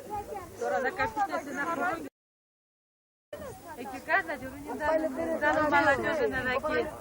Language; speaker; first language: Greek; early bilingual, heritage; Greek